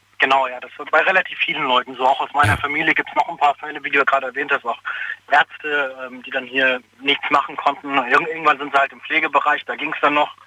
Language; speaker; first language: German; early bilingual, other home language; Persian